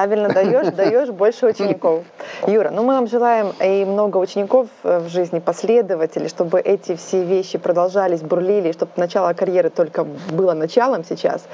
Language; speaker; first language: Russian; native; Russian